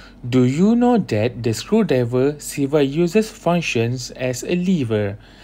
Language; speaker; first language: English; non-native, local second language; Malay